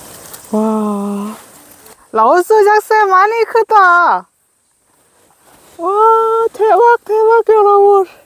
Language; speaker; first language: Korean; non-native, learner; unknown